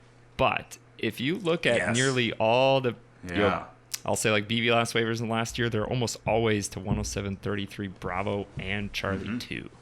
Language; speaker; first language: English; native; English